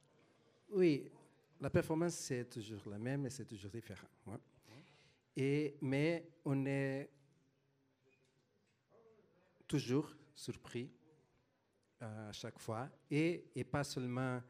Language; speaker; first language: French; non-native, fluent; Portuguese